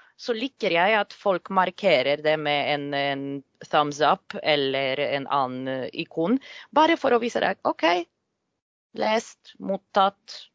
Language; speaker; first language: Norwegian; non-native, fluent; Polish